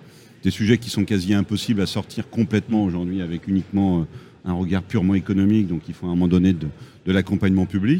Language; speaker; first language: French; native; French